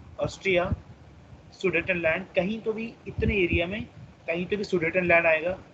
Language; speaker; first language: Hindi; non-native, local second language; Marathi